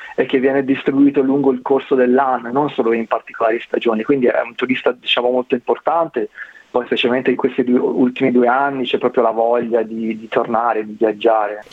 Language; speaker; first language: Italian; native; Italian